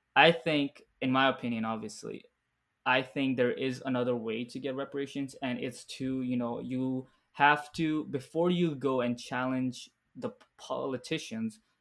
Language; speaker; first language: English; early bilingual, other home language; Arabic